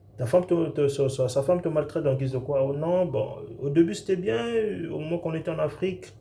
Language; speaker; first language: French; non-native, local second language; Lingala